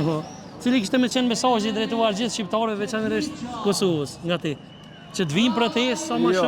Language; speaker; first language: Albanian; native; Albanian